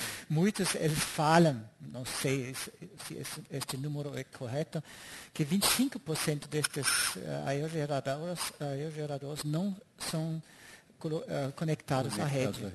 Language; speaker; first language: Portuguese; non-native, fluent; German